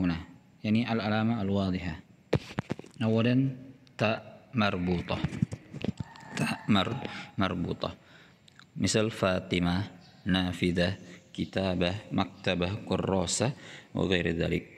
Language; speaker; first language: Arabic; non-native, fluent; Indonesian